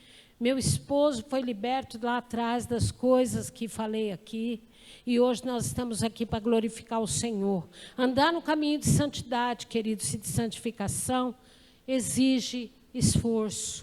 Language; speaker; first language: Portuguese; native; Portuguese